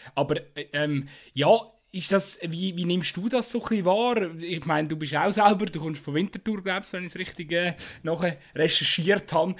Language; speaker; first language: German; native; German